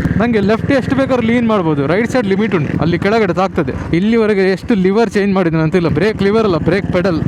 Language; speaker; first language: Kannada; non-native, local second language; Tulu